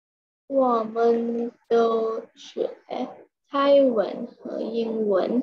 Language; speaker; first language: Chinese; non-native, learner; Thai